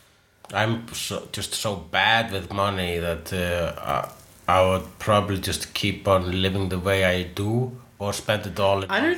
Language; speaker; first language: English; non-native, fluent; Icelandic